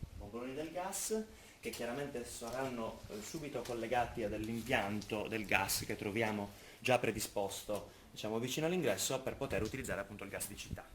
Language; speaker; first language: Italian; native; Italian